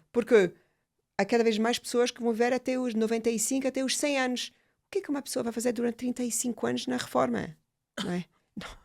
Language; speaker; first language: Portuguese; non-native, fluent; French